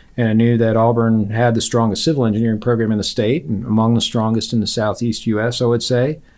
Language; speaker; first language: English; native; English